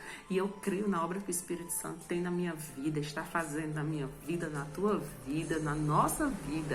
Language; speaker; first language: Portuguese; native; Portuguese